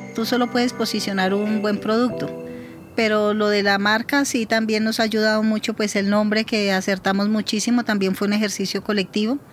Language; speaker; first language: Spanish; native; Spanish